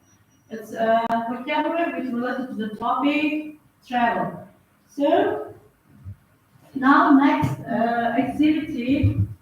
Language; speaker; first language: English; non-native, fluent; Uzbek